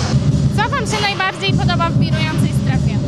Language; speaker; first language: Polish; native; Polish